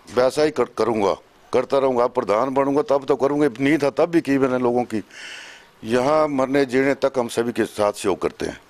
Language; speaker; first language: Hindi; native; Hindi